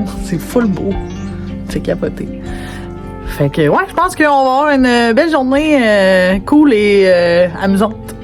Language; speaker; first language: French; native; French